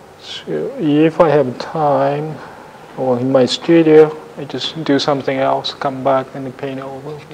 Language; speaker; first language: English; non-native, fluent; Japanese